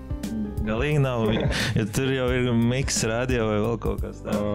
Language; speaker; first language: Latvian; native; Latvian